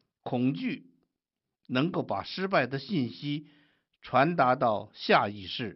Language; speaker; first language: Chinese; native; Chinese